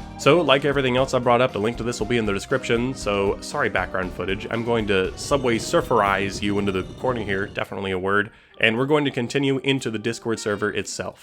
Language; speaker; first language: English; native; English